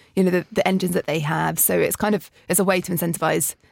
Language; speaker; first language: English; native; English